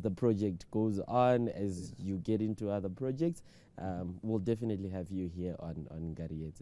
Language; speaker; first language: English; non-native, local second language; Shona